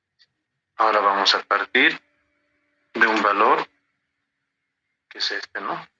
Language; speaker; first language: Spanish; native; Spanish